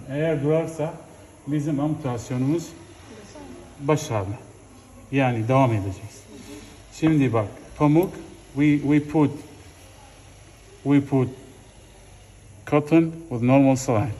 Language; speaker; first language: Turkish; non-native, fluent; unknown